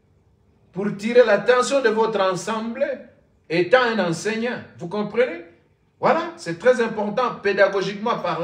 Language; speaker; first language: French; non-native, local second language; Lingala